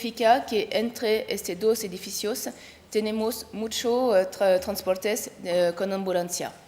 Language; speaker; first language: Spanish; non-native, learner; French